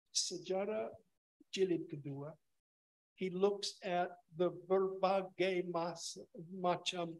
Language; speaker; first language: English; native; English